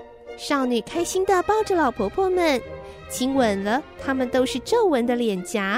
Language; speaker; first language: Chinese; native; Chinese